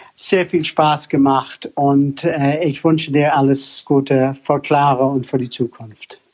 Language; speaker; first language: German; non-native, fluent; English